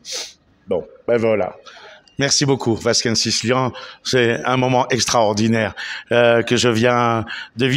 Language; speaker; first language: French; native; French